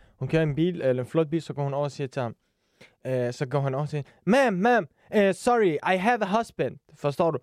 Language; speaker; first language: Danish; early bilingual, other home language; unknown